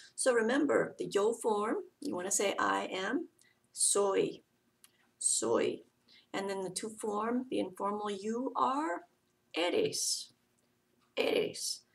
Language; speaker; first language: English; native; English